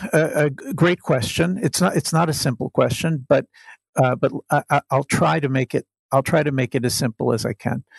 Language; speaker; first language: English; native; English